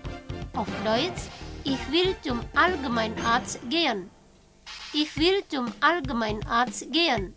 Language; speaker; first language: German; non-native, fluent; Indonesian